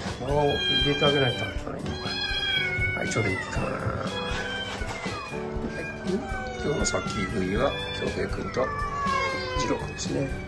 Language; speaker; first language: Japanese; native; Japanese